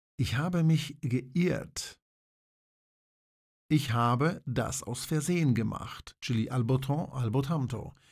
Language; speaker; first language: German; non-native, fluent; Polish